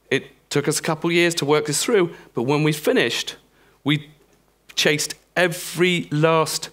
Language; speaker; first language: English; native; English